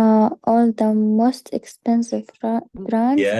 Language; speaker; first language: English; non-native, learner; Arabic